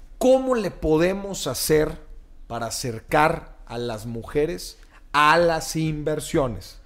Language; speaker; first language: Spanish; native; Spanish